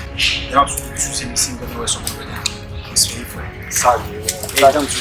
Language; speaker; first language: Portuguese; non-native, learner; Haitian Creole